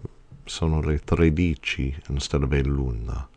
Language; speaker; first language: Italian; non-native, fluent; English